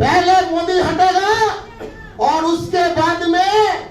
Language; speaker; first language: Hindi; non-native, local second language; Bangla